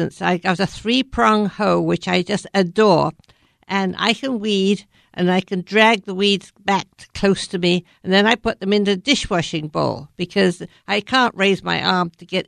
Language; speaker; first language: English; native; English